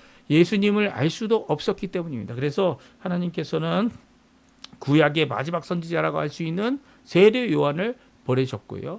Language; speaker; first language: Korean; native; Korean